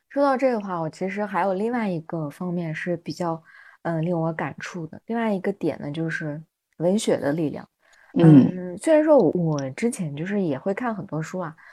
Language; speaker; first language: Chinese; non-native, local second language; Uyghur